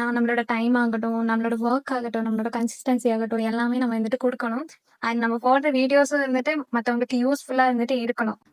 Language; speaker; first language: Tamil; non-native, local second language; Malayalam